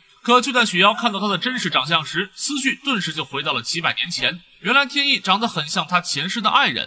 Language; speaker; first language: Chinese; native; Chinese